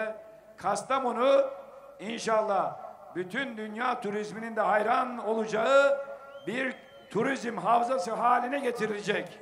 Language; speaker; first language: Turkish; native; Turkish